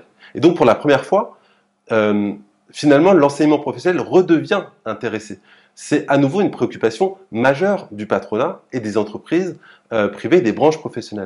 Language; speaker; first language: French; native; French